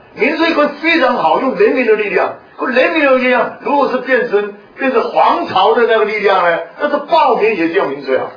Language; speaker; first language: Chinese; non-native, local second language; Hakka Chinese